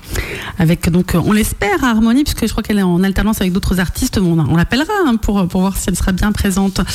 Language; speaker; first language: French; native; French